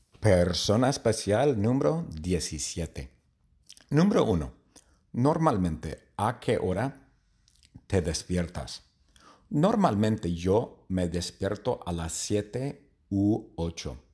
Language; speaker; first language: Spanish; non-native, learner; English